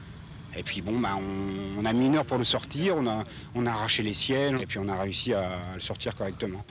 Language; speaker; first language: French; native; French